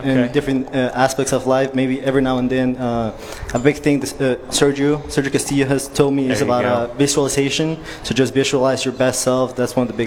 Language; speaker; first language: English; non-native, fluent; Spanish